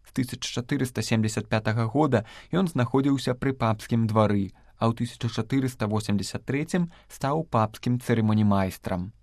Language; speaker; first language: Belarusian; native; Belarusian